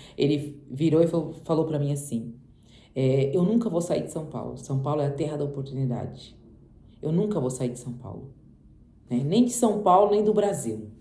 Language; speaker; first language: Portuguese; native; Portuguese